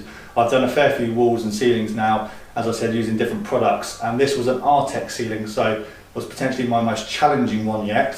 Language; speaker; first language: English; native; English